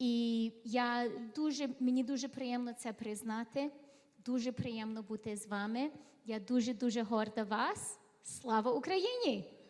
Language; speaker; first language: Ukrainian; early bilingual, heritage; Ukrainian